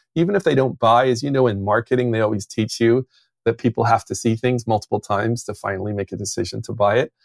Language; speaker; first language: English; native; English